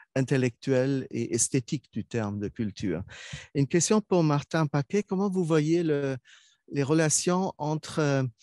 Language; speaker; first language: French; non-native, fluent; German